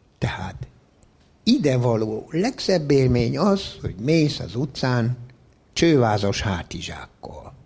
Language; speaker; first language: Hungarian; native; Hungarian